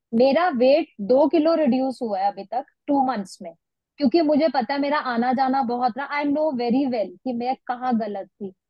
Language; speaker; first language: Hindi; native; Hindi